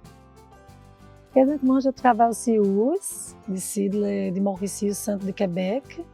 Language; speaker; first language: French; non-native, fluent; Portuguese